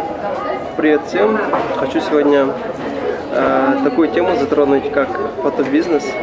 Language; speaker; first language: Russian; native; Russian